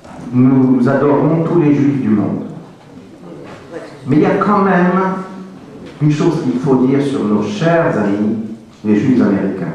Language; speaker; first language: French; native; French